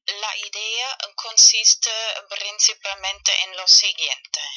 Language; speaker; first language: Spanish; non-native, fluent; German